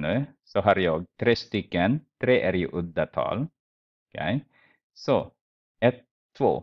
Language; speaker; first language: Swedish; non-native, fluent; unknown